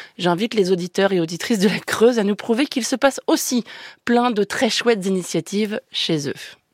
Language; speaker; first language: French; native; French